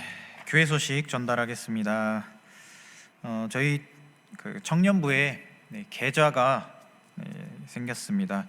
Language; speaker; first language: Korean; native; Korean